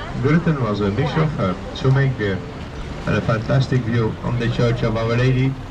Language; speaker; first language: English; non-native, fluent; Dutch